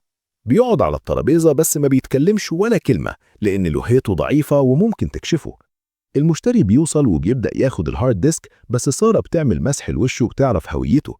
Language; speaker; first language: Arabic; native; Arabic